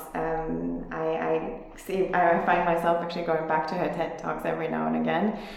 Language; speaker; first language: English; non-native, fluent; Finnish